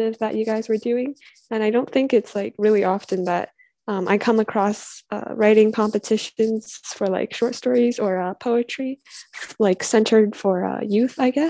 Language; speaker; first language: English; native; English